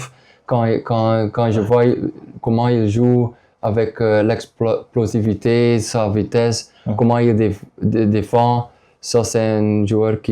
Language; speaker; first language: French; non-native, local second language; Dutch